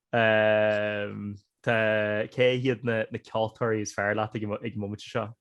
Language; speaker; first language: Irish; native; Irish